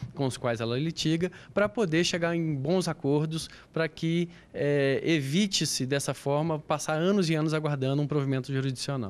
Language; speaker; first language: Portuguese; native; Portuguese